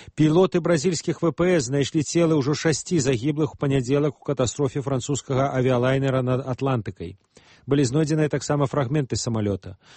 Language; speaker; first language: Belarusian; native; Belarusian